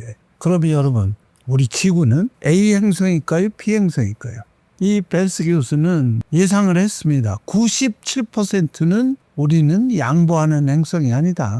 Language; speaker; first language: Korean; native; Korean